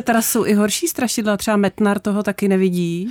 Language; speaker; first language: Czech; native; Czech